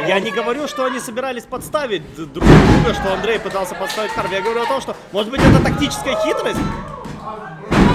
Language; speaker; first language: Russian; native; Russian